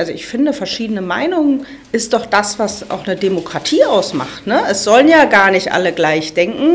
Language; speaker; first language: German; native; German